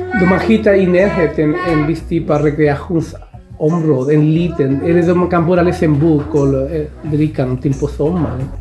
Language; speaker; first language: Swedish; non-native, fluent; Spanish